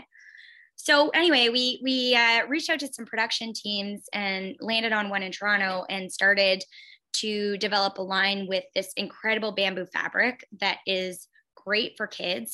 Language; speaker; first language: English; native; English